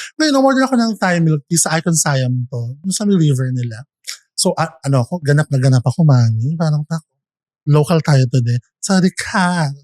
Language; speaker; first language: Filipino; native; Filipino